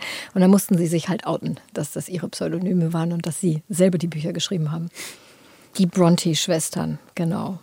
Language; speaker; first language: German; native; German